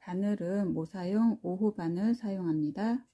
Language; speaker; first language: Korean; native; Korean